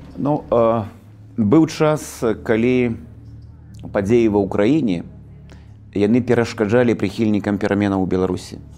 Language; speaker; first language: Belarusian; native; Belarusian